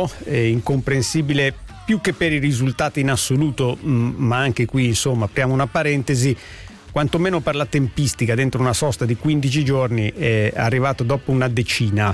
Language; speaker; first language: Italian; native; Italian